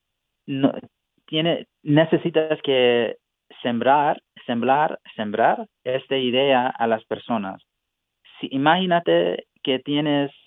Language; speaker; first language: Spanish; non-native, fluent; English